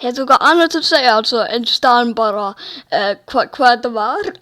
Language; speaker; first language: Icelandic; early bilingual, heritage; English